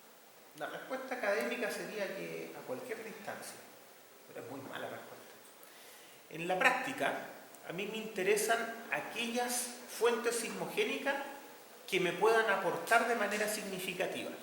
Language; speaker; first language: Spanish; native; Spanish